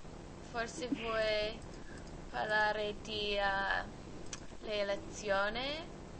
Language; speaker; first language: Italian; non-native, learner; English